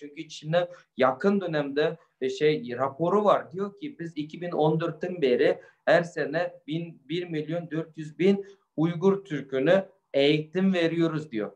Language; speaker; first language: Turkish; non-native, fluent; Uyghur